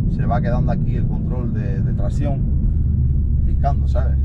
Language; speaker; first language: Spanish; non-native, fluent; Portuguese